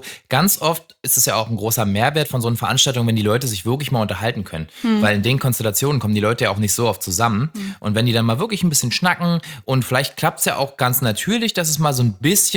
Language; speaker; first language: German; native; German